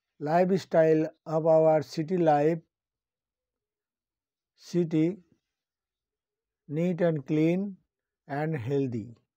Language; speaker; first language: English; non-native, local second language; Bangla